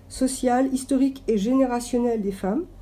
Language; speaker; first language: French; native; French